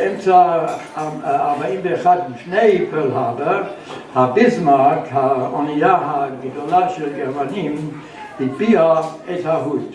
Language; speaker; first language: Hebrew; non-native, fluent; German